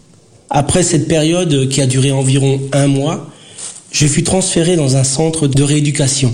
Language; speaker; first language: French; early bilingual, other home language; Portuguese